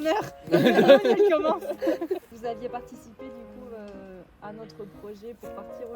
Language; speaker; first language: French; native; French